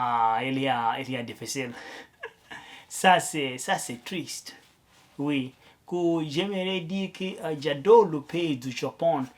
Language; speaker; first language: French; non-native, learner; Arabic